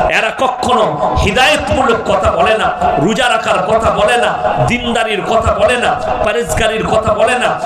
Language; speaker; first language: Bangla; native; Bangla